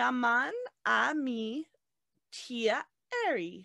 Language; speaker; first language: Spanish; non-native, learner; English